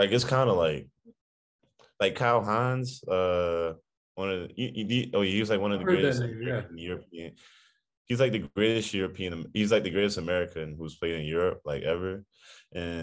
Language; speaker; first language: English; native; English